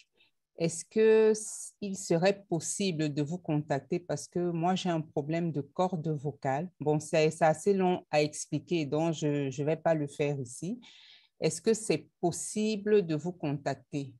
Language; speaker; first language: French; native; French